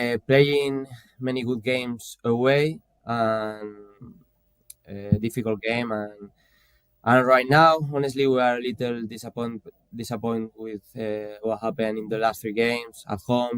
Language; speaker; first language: English; non-native, fluent; Spanish